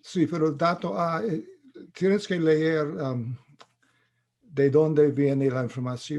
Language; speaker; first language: Spanish; non-native, fluent; English